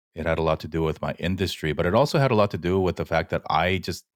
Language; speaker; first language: English; early bilingual, other home language; Korean